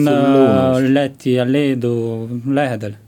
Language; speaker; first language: Estonian; non-native, local second language; Russian